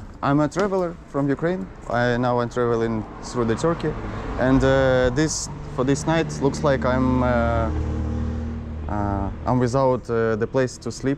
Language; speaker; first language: English; non-native, learner; Russian